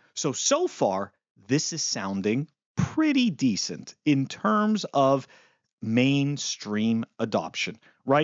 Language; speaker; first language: English; native; English